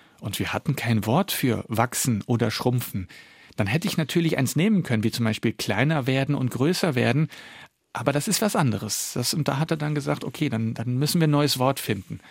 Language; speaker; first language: German; early bilingual, other home language; Dutch